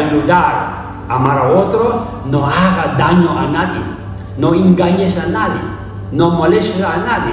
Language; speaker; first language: Spanish; non-native, learner; Tibetan